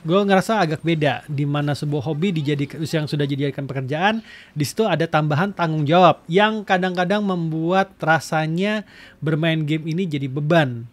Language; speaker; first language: Indonesian; native; Indonesian